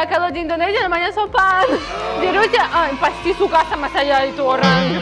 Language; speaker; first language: Indonesian; non-native, learner; Russian